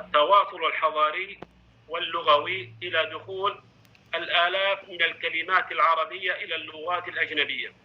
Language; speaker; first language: Arabic; non-native, fluent; Indonesian